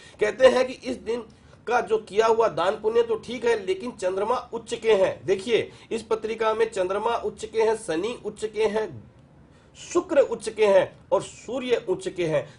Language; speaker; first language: Hindi; native; Hindi